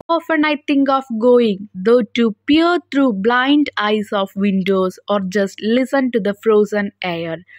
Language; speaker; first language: English; non-native, local second language; Malayalam